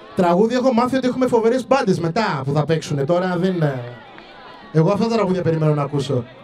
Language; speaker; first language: Greek; early bilingual, other home language; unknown